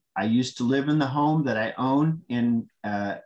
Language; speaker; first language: English; native; English